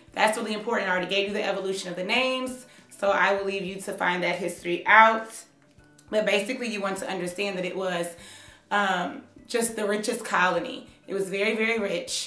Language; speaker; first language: English; native; English